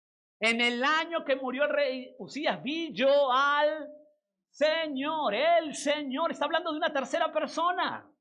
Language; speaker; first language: Spanish; native; Spanish